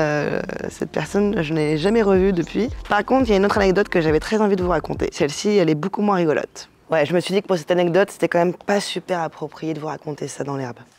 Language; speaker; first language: French; native; French